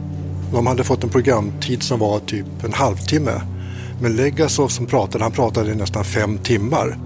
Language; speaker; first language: Swedish; native; Swedish